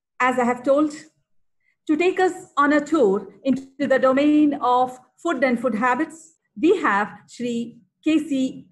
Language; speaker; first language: English; non-native, local second language; Kannada